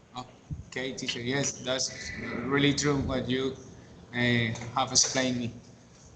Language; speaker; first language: English; non-native, learner; Spanish